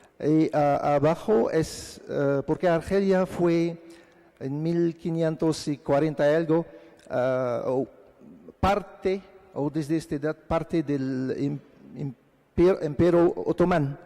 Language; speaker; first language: Spanish; non-native, fluent; Arabic